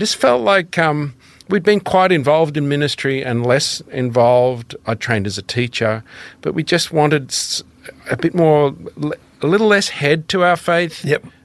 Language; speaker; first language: English; native; English